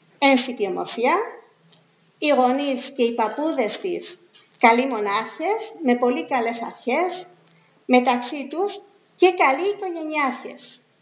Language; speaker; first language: Greek; non-native, fluent; Spanish